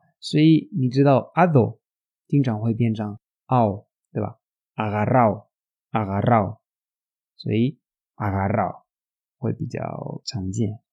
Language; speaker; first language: Chinese; non-native, fluent; Spanish